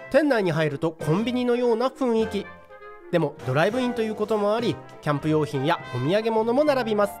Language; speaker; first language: Japanese; native; Japanese